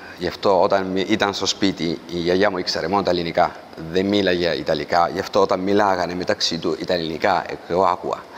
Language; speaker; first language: Greek; early bilingual, heritage; Greek